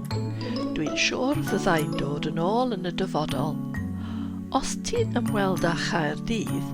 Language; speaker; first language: Welsh; non-native, fluent; English